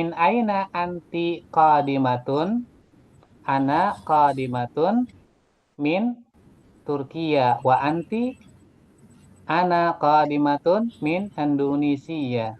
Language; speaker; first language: Arabic; non-native, fluent; Indonesian